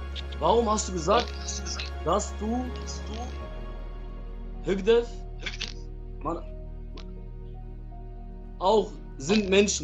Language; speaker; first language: German; early bilingual, other home language; Tigrinya